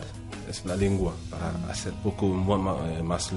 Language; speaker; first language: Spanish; non-native, learner; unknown